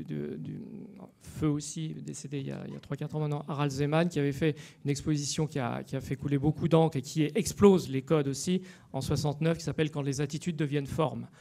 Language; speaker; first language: French; native; French